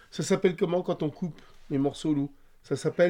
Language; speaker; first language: French; native; French